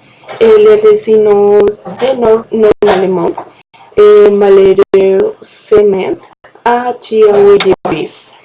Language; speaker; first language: French; non-native, learner; Spanish